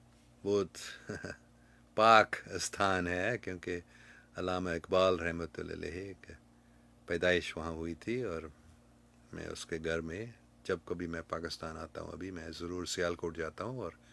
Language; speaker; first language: Hindi; non-native, fluent; English